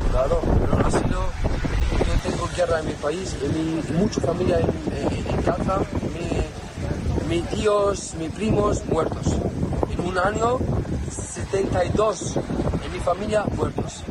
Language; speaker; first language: Spanish; non-native, learner; Arabic